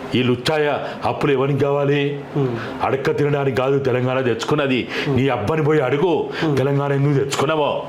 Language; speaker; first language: Telugu; native; Telugu